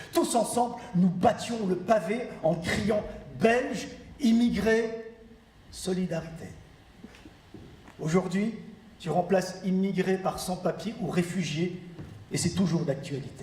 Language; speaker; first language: French; early bilingual, other home language; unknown